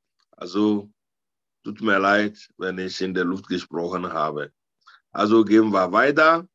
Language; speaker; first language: German; non-native, learner; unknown